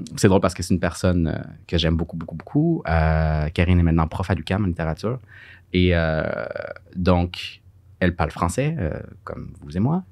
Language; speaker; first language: French; early bilingual, other home language; Spanish